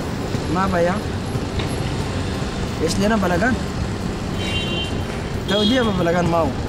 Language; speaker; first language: Hebrew; non-native, learner; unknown